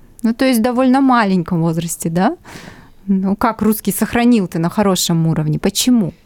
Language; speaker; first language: Russian; native; Russian